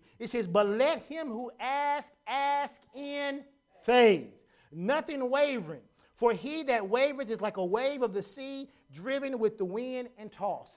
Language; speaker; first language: English; native; English